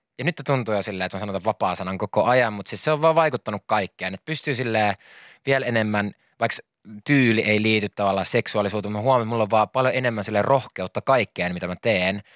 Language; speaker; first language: Finnish; native; Finnish